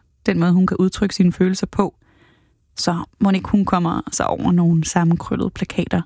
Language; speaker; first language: Danish; native; Danish